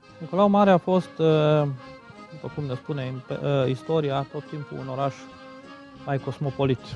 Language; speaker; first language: Romanian; non-native, local second language; Bulgarian